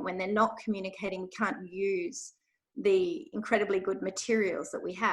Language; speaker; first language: English; native; English